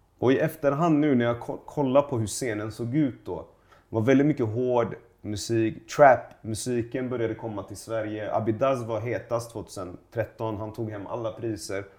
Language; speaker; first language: Swedish; early bilingual, other home language; Persian